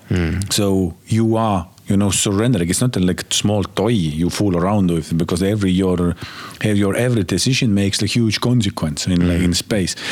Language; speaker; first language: English; non-native, fluent; Estonian